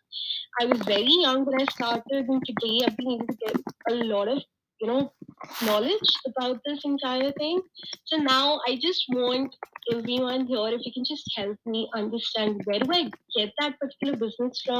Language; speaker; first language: English; non-native, local second language; Hindi